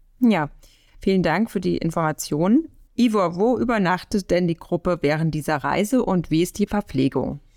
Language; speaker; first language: German; native; German